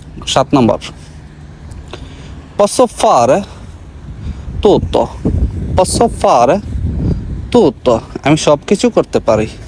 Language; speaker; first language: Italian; non-native, learner; Bangla